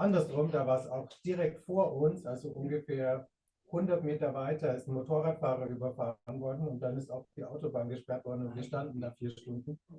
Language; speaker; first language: German; native; German